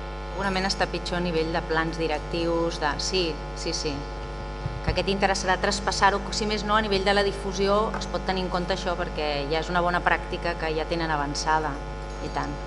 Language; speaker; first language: Catalan; native; Catalan